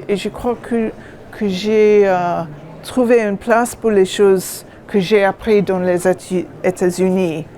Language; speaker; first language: French; non-native, learner; English